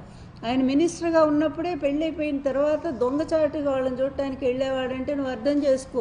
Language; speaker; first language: Telugu; native; Telugu